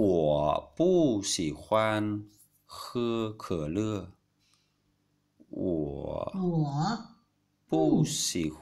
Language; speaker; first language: Chinese; non-native, fluent; Vietnamese